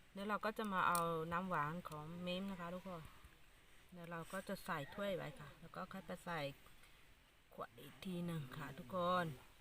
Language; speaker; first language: Thai; non-native, local second language; Karen languages